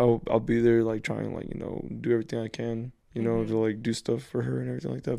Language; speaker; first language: English; early bilingual, other home language; Spanish